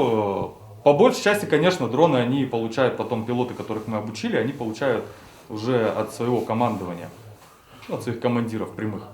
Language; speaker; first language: Russian; native; Russian